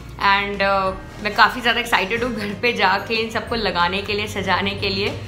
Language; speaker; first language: Hindi; native; Hindi